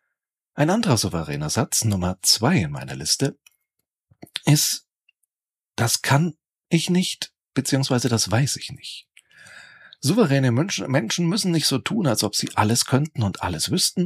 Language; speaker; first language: German; native; German